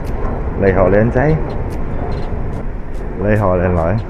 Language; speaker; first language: Chinese; non-native, learner; Italian